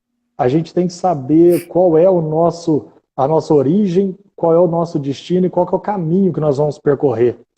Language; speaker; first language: Portuguese; native; Portuguese